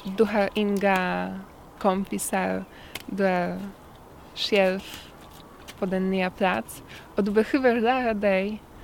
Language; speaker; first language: Swedish; non-native, learner; Polish